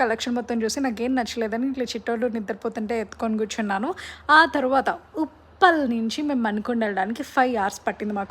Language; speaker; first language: Telugu; native; Telugu